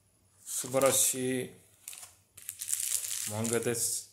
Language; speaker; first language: Japanese; non-native, learner; English